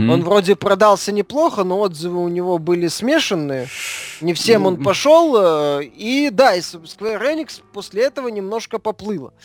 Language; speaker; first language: Russian; native; Russian